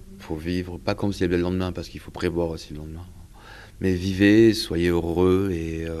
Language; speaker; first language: French; native; French